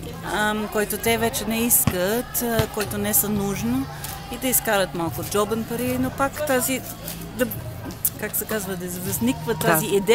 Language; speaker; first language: Bulgarian; non-native, learner; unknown